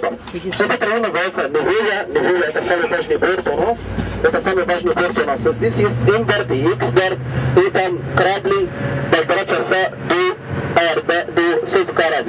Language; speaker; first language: Russian; non-native, fluent; Arabic